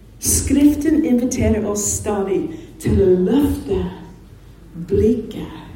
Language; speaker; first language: Norwegian; non-native, fluent; English